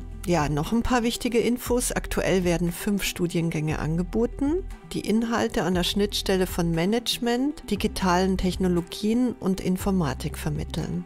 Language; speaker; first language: German; native; German